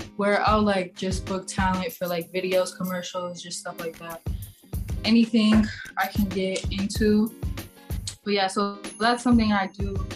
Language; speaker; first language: English; native; English